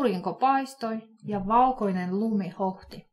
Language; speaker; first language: Finnish; non-native, fluent; Russian